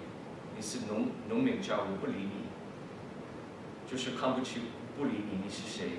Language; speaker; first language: Chinese; early bilingual, heritage; English